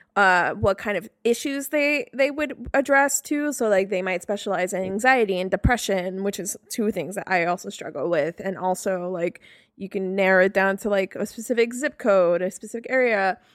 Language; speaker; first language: English; native; English